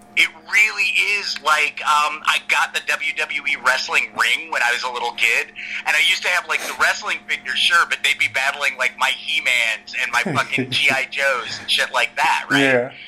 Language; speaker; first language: English; native; English